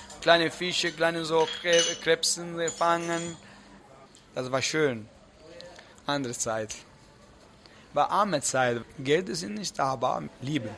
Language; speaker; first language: German; early bilingual, other home language; Italian